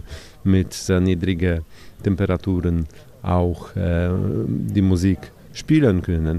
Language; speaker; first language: German; non-native, fluent; Polish